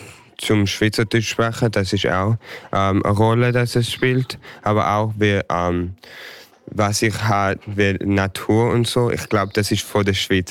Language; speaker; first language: German; early bilingual, heritage; English